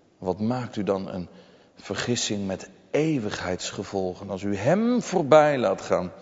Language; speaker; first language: Dutch; native; Dutch